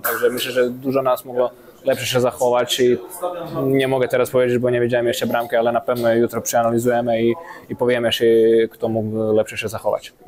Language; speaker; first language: Polish; non-native, fluent; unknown